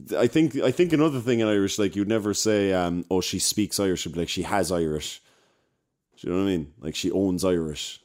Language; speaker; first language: English; native; English